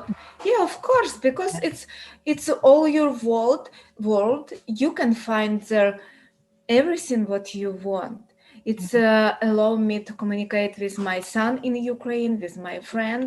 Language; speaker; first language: English; non-native, learner; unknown